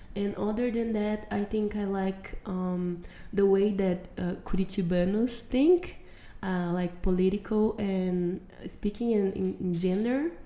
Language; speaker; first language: English; non-native, fluent; Portuguese